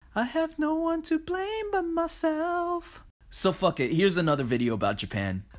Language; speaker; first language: English; early bilingual, other home language; Japanese